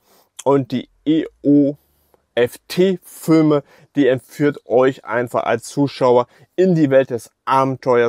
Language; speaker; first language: German; native; German